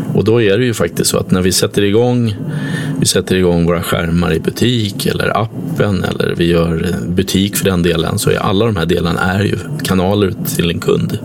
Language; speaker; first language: Swedish; native; Swedish